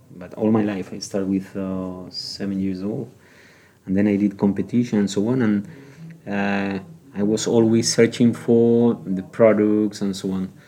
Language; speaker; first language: English; non-native, learner; Spanish